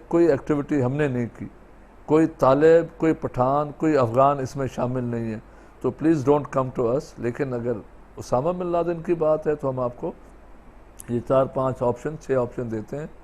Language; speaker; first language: Urdu; non-native, local second language; Sindhi